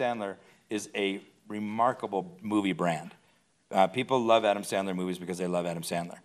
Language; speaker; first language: English; native; English